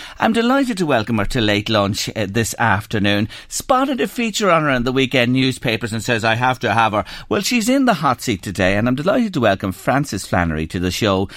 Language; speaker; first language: English; native; English